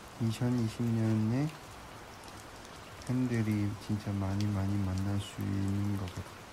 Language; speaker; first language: Korean; non-native, learner; Chinese